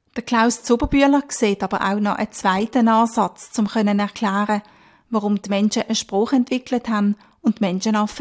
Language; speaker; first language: German; native; German